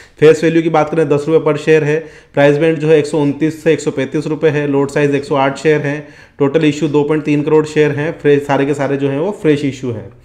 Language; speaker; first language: Hindi; native; Hindi